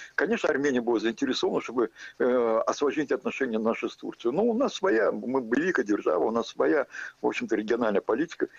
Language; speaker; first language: Russian; native; Russian